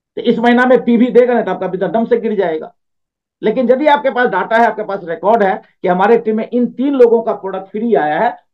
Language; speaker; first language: Hindi; native; Hindi